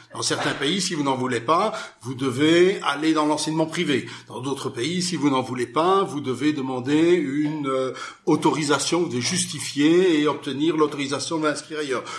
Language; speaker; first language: French; native; French